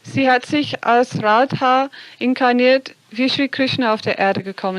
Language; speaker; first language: German; non-native, fluent; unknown